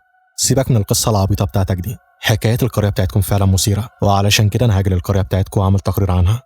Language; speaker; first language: Arabic; native; Arabic